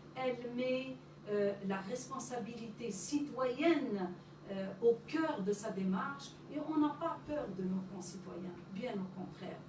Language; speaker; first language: French; non-native, local second language; Arabic